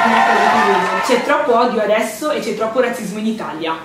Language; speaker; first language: Italian; early bilingual, other home language; English